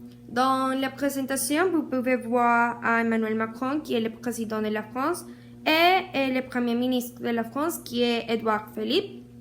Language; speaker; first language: French; non-native, learner; Spanish